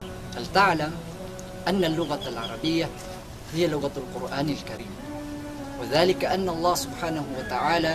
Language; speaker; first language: Arabic; non-native, learner; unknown